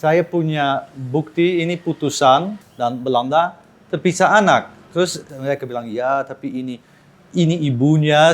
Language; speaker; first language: Indonesian; early bilingual, heritage; Dutch